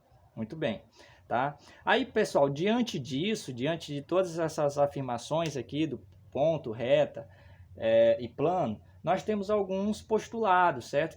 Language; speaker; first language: Portuguese; native; Portuguese